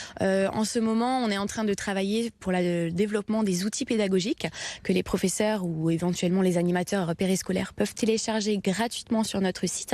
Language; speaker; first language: French; native; French